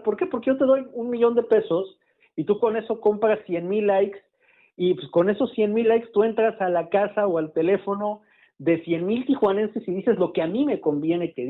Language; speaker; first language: Spanish; native; Spanish